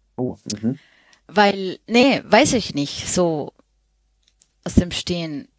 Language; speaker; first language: German; non-native, fluent; Spanish